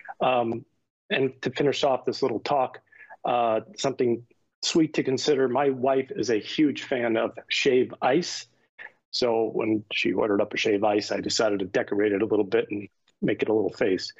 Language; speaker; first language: English; native; English